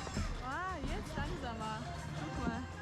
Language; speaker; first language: German; non-native, fluent; Mongolian